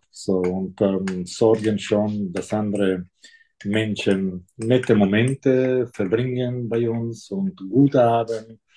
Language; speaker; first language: German; non-native, fluent; Italian